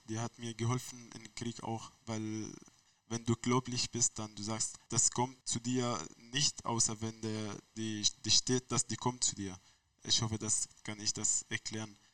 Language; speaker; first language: German; non-native, learner; Arabic